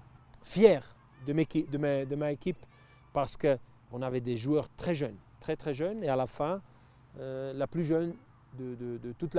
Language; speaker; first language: French; non-native, local second language; Italian